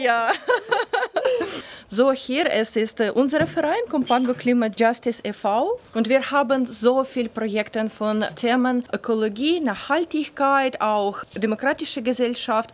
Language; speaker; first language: German; non-native, learner; Ukrainian